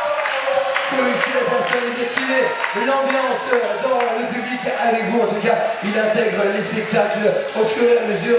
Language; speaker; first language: French; native; French